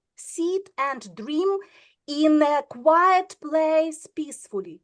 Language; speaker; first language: English; non-native, learner; Ukrainian